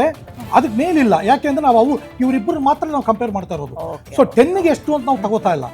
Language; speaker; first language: Kannada; native; Kannada